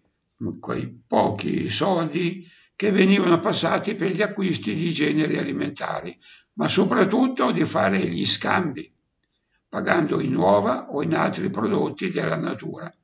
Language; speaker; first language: Italian; native; Italian